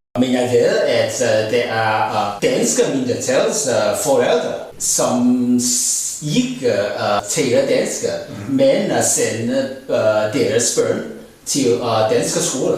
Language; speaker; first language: Danish; non-native, learner; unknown